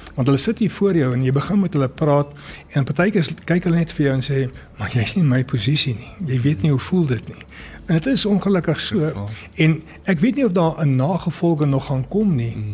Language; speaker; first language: Afrikaans; early bilingual, other home language; English